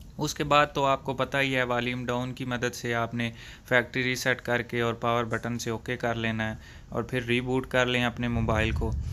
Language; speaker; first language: Urdu; non-native, local second language; Punjabi